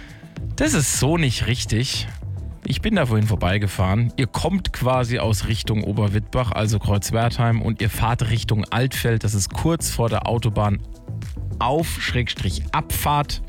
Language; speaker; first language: German; native; German